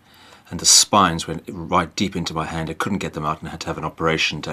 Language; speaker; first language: English; native; English